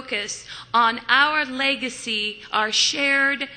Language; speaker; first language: English; native; English